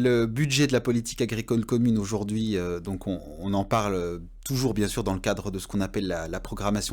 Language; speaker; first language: French; native; French